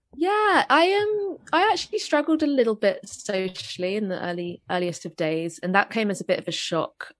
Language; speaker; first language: English; native; English